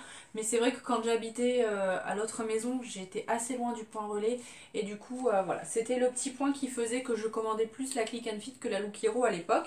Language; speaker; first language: French; native; French